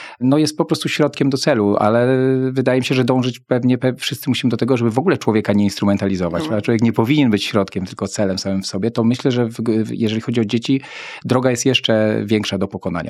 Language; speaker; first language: Polish; native; Polish